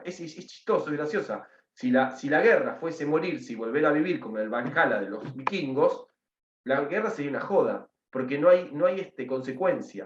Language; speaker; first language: Spanish; native; Spanish